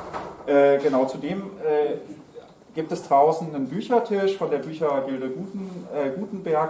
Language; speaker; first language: German; native; German